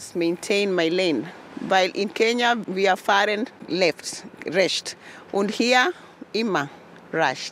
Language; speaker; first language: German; non-native, learner; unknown